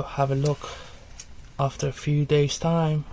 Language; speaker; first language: English; non-native, fluent; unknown